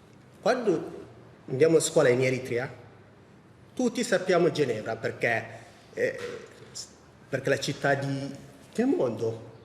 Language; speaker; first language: Italian; non-native, learner; Tigrinya